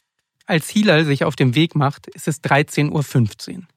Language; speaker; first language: German; native; German